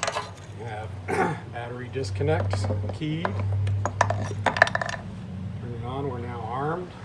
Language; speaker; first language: English; native; English